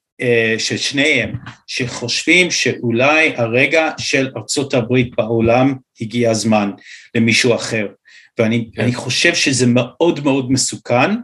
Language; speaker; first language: Hebrew; non-native, fluent; English